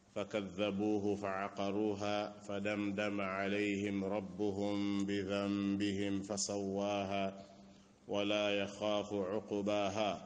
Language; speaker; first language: Arabic; non-native, fluent; Krio